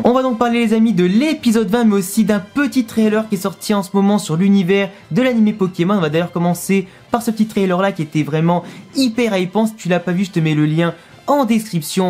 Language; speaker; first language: French; native; French